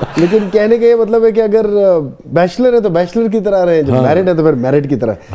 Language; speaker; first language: Urdu; non-native, local second language; Pashto